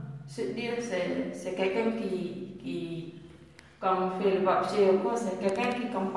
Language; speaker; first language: French; non-native, learner; Khmer